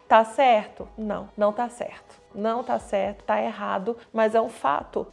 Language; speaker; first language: Portuguese; native; Portuguese